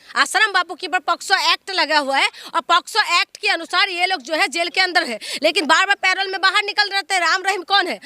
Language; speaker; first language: Hindi; non-native, local second language; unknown